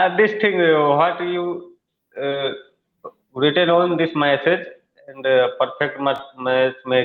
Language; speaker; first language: English; non-native, learner; Hindi